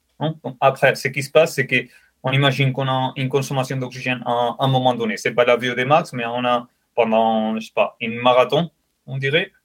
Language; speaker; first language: French; non-native, fluent; Spanish